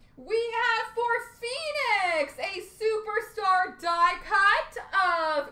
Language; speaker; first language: English; native; English